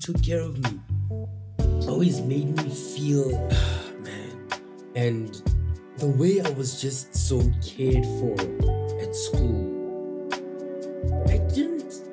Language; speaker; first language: English; non-native, local second language; Southern Sotho